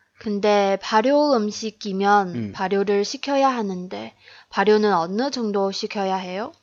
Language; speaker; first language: Korean; non-native, fluent; Chinese